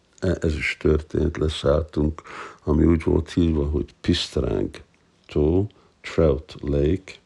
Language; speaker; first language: Hungarian; non-native, fluent; English